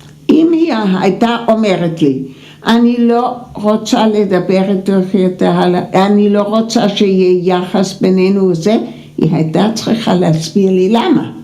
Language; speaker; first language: Hebrew; non-native, fluent; German